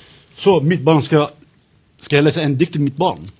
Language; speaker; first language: Swedish; non-native, fluent; Zaza